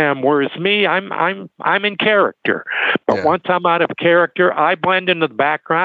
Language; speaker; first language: English; native; English